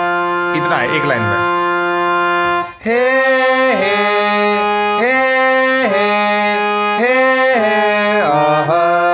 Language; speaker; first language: Hindi; native; Hindi